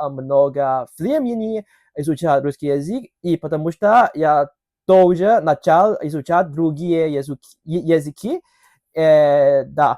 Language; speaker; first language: Russian; non-native, learner; Cantonese